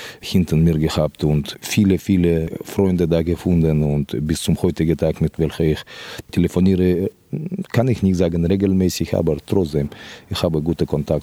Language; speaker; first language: German; non-native, fluent; Russian